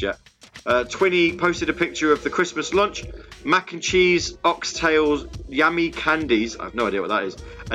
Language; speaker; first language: English; native; English